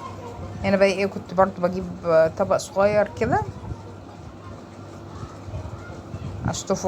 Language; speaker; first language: Arabic; native; Arabic